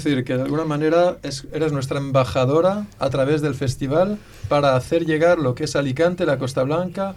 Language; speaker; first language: Spanish; native; Spanish